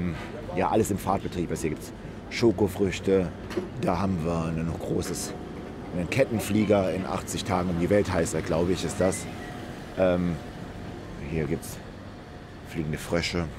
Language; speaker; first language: German; native; German